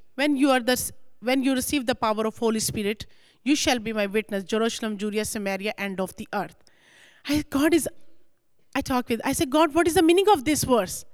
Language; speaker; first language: English; non-native, local second language; Punjabi